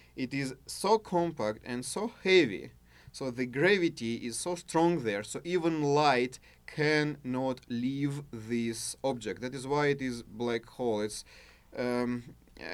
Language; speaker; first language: English; non-native, fluent; Russian